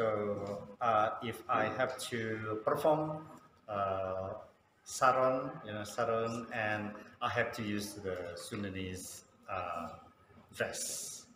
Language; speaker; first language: English; non-native, fluent; Sundanese